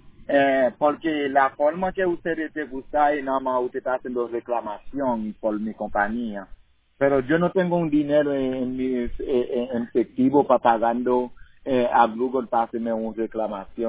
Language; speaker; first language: Spanish; non-native, learner; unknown